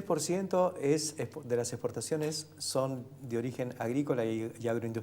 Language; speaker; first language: Spanish; native; Spanish